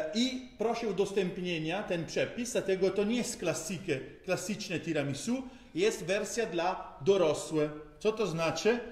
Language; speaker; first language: Polish; non-native, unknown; Italian